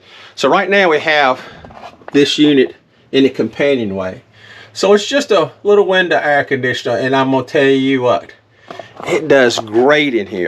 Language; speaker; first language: English; native; English